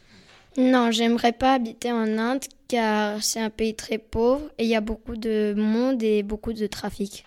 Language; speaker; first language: French; non-native, fluent; Spanish